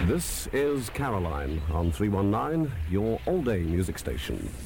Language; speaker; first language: English; native; English